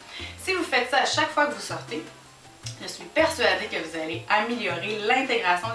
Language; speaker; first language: French; native; French